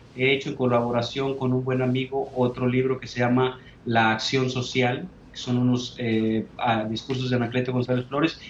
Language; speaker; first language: Spanish; native; Spanish